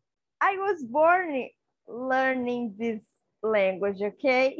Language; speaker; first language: English; non-native, learner; Portuguese